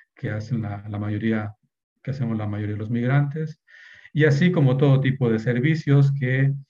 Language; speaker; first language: Spanish; native; Spanish